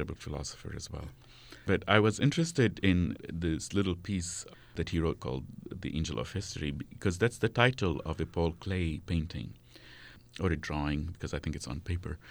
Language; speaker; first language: English; non-native, fluent; Arabic